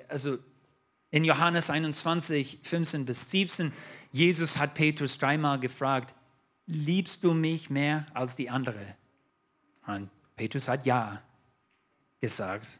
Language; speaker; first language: German; non-native, fluent; English